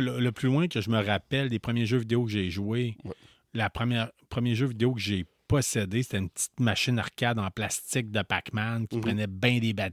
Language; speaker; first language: French; native; French